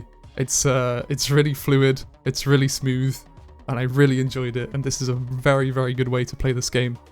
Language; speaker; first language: English; native; English